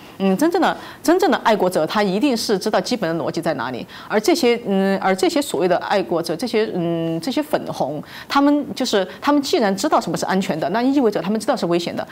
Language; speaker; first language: Chinese; native; Chinese